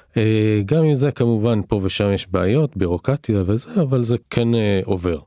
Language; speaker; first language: Hebrew; native; Hebrew